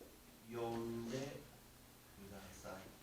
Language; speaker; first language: Japanese; non-native, fluent; English